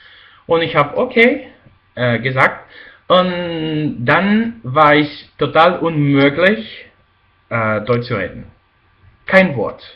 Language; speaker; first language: German; non-native, fluent; Spanish